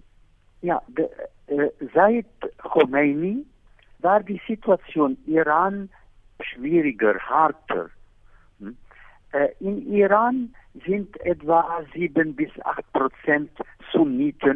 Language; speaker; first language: German; non-native, fluent; Arabic